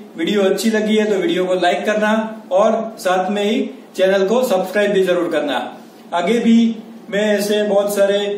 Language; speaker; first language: Hindi; non-native, local second language; Gujarati